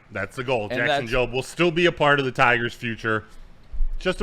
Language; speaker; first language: English; native; English